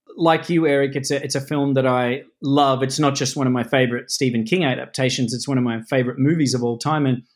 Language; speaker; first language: English; native; English